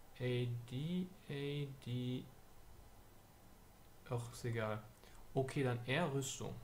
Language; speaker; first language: German; native; German